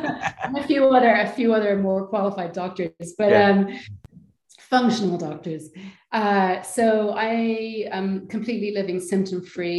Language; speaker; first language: English; native; English